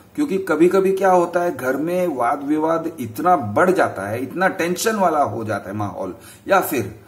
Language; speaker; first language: Hindi; non-native, local second language; Gujarati